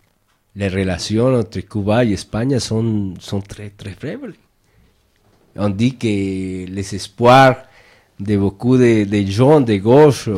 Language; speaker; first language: French; non-native, fluent; Spanish